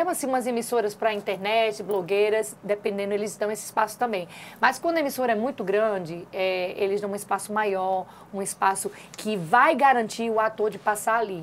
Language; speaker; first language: Portuguese; native; Portuguese